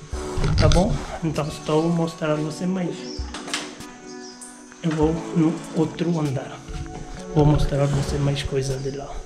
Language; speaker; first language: Portuguese; non-native, learner; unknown